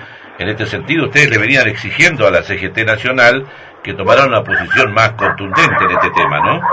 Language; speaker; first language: Spanish; native; Spanish